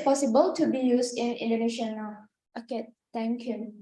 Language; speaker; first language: English; non-native, fluent; Indonesian